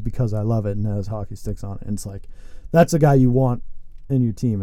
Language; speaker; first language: English; native; English